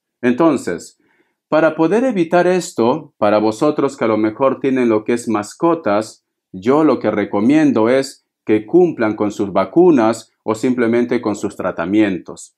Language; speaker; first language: Spanish; native; Spanish